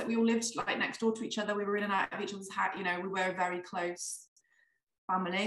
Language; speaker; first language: English; native; English